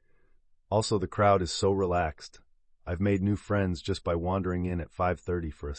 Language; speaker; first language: English; native; English